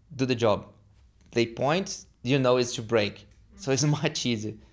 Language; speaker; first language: English; non-native, learner; Portuguese